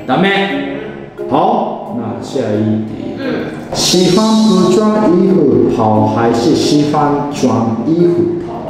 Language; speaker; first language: Chinese; non-native, fluent; Japanese